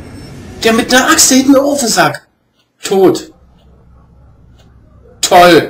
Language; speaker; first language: German; native; German